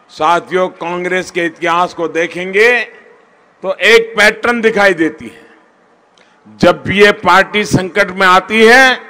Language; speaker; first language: Hindi; non-native, local second language; Gujarati